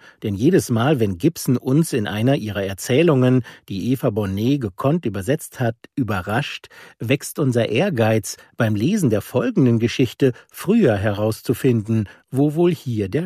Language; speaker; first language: German; native; German